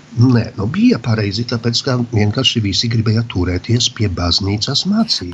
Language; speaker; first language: Latvian; non-native, fluent; Polish